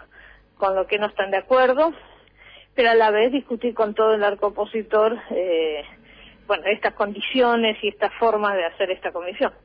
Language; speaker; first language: Spanish; native; Spanish